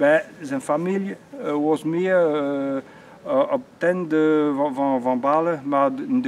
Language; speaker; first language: Dutch; non-native, local second language; French